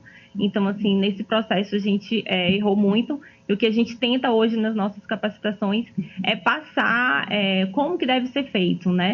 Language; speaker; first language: Portuguese; native; Portuguese